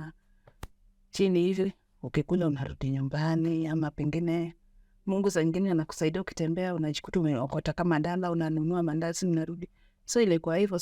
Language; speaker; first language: Swahili; native; Swahili